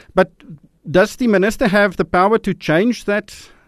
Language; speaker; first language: English; non-native, local second language; Afrikaans